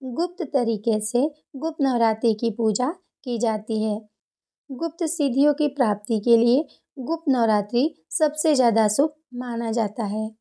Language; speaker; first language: Hindi; native; Hindi